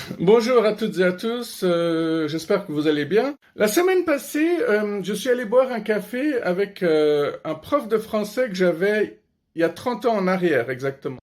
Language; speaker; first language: French; non-native, fluent; Persian